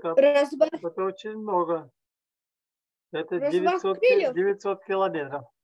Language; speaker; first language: Russian; native; Russian